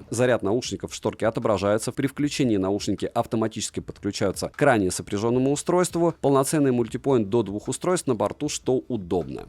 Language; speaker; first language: Russian; native; Russian